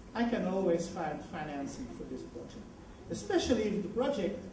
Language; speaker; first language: English; non-native, fluent; Dutch